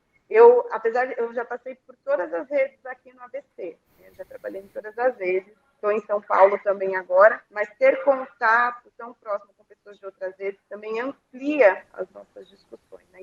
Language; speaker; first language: Portuguese; native; Portuguese